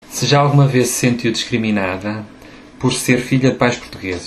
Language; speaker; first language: Portuguese; native; Portuguese